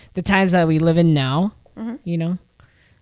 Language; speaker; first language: English; early bilingual, other home language; Spanish